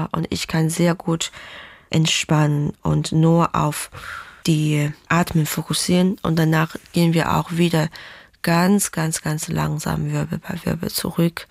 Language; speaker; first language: German; non-native, learner; Chinese